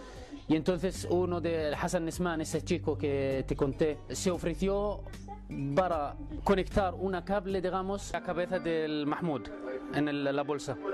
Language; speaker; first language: Spanish; non-native, fluent; Arabic